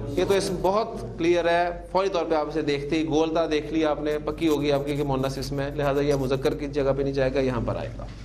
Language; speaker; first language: Urdu; native; Urdu